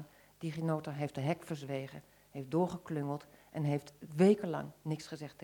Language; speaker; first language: Dutch; native; Dutch